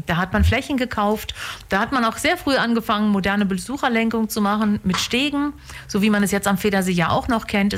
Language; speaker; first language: German; native; German